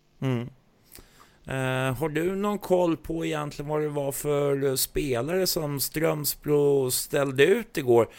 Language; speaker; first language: Swedish; native; Swedish